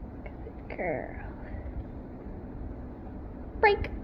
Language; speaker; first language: English; native; English